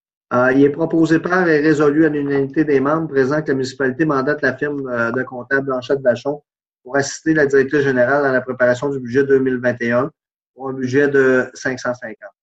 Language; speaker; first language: French; native; French